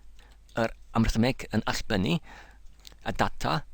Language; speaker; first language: Welsh; non-native, learner; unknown